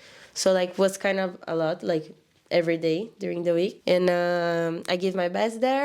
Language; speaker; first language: English; non-native, learner; Portuguese